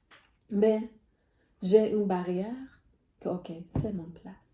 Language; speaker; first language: French; non-native, learner; Persian